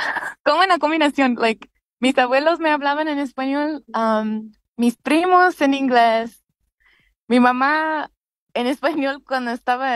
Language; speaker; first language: Spanish; early bilingual, heritage; Spanish